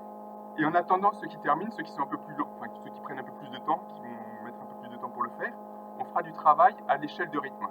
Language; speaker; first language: French; native; French